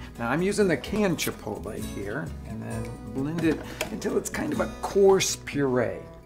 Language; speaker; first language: English; native; English